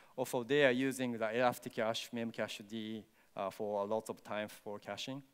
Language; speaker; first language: English; non-native, learner; Japanese